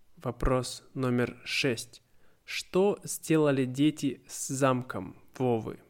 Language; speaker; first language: Russian; native; Russian